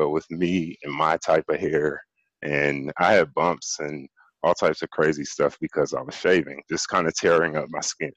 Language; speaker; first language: English; native; English